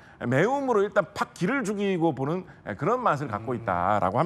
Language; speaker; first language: Korean; native; Korean